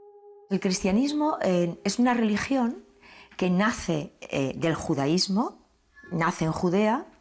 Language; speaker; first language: Spanish; native; Spanish